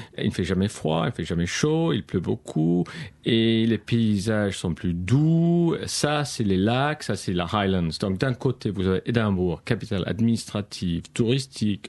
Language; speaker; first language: French; non-native, fluent; English